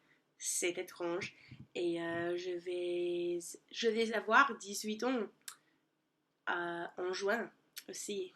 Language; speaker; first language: French; non-native, learner; English